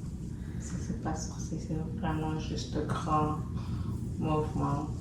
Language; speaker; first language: French; native; French